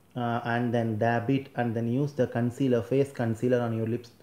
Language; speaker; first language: English; non-native, local second language; Tamil